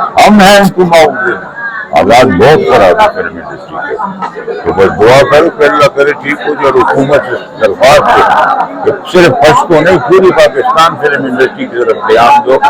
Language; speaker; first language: Urdu; non-native, local second language; Pashto